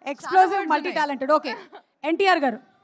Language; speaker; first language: Telugu; native; Telugu